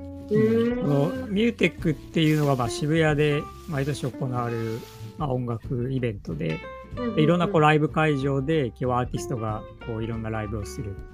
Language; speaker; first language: Japanese; native; Japanese